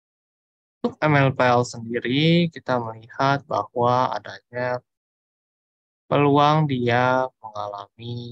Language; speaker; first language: Indonesian; native; Indonesian